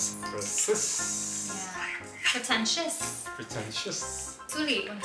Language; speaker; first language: Indonesian; non-native, learner; English